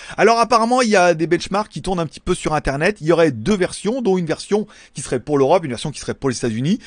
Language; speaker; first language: French; native; French